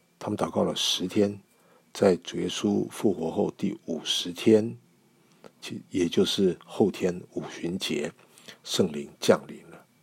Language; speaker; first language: Chinese; native; Chinese